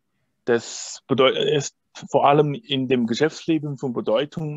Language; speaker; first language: German; non-native, fluent; Chinese